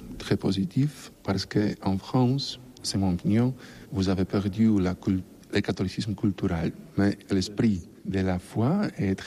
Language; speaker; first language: French; non-native, learner; Polish